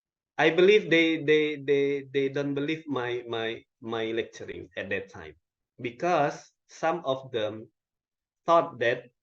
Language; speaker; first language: English; non-native, local second language; Indonesian